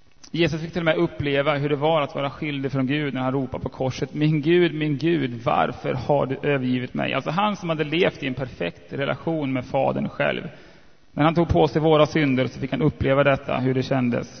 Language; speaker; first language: Swedish; native; Swedish